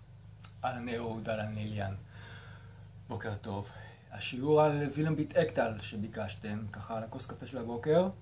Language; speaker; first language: Hebrew; native; Hebrew